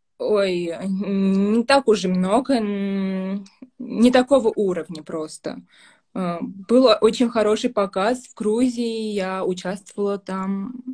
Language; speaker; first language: Russian; non-native, local second language; Armenian